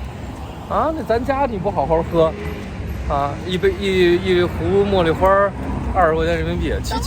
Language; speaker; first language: Chinese; native; Chinese